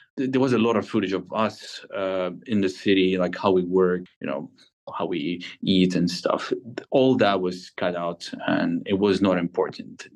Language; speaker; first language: English; non-native, fluent; Ukrainian